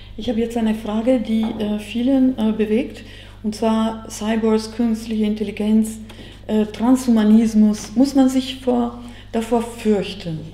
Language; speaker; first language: German; non-native, fluent; Italian